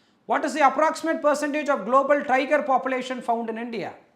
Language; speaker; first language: English; non-native, local second language; Tamil